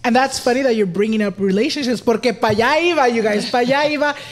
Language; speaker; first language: English; early bilingual, other home language; Spanish